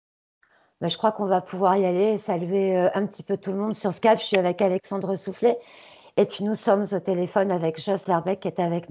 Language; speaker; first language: French; native; French